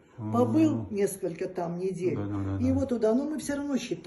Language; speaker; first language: Russian; native; Russian